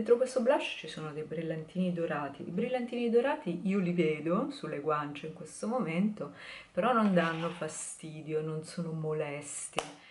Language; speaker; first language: Italian; native; Italian